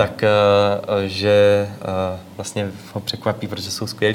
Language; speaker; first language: Czech; native; Czech